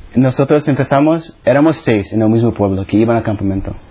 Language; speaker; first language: Spanish; non-native, fluent; Filipino